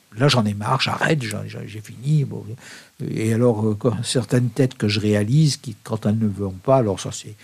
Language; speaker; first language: French; native; French